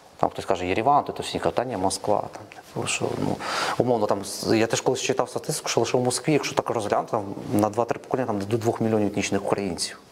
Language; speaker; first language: Ukrainian; non-native, local second language; Russian